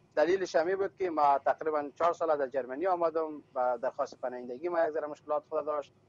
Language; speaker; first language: Persian; native; Persian